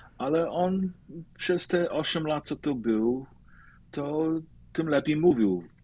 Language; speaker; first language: Polish; early bilingual, heritage; Polish